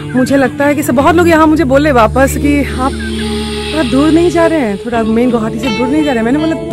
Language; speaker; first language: Hindi; native; Hindi